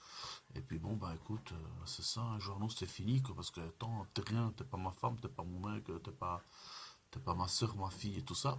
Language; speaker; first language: French; native; French